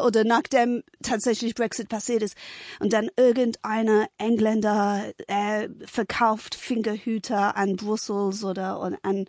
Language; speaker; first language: German; non-native, fluent; English